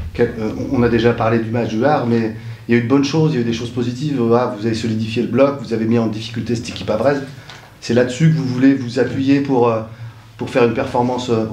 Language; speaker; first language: French; native; French